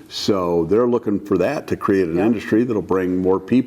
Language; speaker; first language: English; native; English